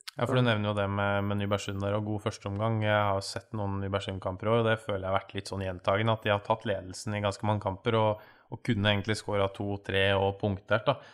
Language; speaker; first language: Norwegian; native; Norwegian